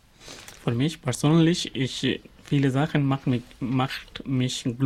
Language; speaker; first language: German; non-native, learner; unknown